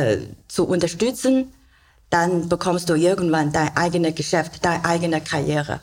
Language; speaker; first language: German; non-native, learner; Chinese